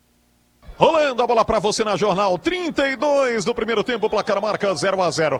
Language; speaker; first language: Portuguese; native; Portuguese